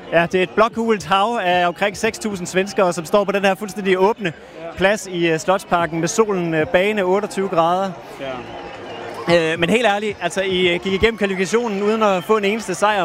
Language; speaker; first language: Danish; native; Danish